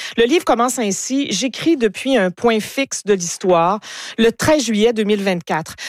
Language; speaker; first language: French; native; French